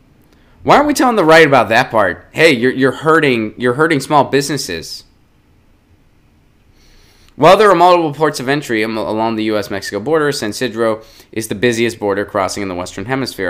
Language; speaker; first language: English; native; English